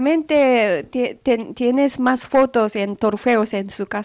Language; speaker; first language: Spanish; non-native, fluent; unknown